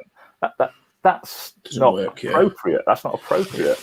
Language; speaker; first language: English; native; English